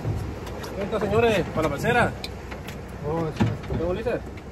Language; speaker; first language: Spanish; native; Spanish